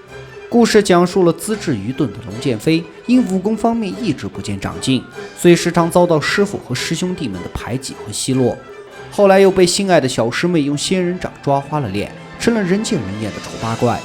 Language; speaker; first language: Chinese; native; Chinese